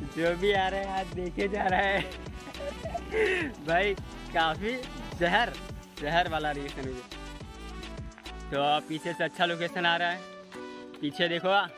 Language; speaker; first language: Hindi; non-native, local second language; Gujarati